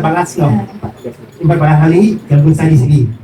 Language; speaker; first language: Indonesian; non-native, learner; Thai